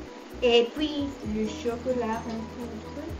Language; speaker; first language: French; non-native, learner; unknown